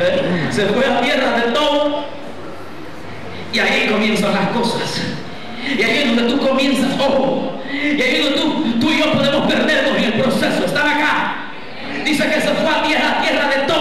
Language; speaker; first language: Spanish; native; Spanish